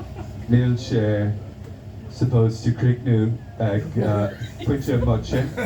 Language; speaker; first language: Irish; non-native, local second language; English